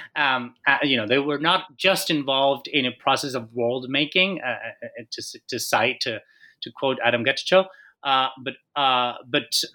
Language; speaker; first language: English; non-native, fluent; Spanish